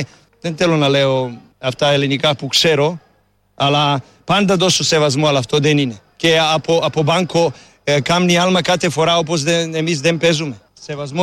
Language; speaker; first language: Greek; non-native, learner; Serbian